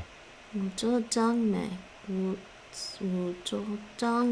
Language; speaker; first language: Chinese; non-native, learner; English